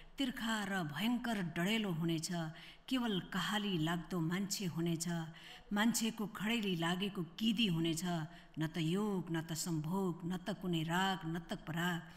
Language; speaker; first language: Nepali; native; Nepali